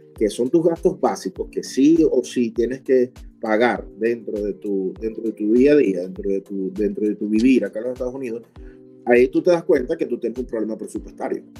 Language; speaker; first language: Spanish; native; Spanish